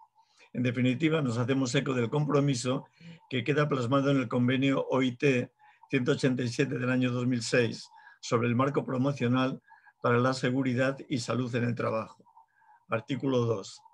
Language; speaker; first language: Spanish; native; Spanish